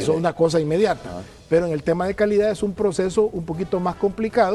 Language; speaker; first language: Spanish; native; Spanish